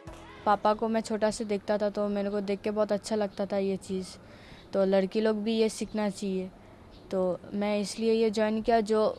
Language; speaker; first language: Hindi; non-native, local second language; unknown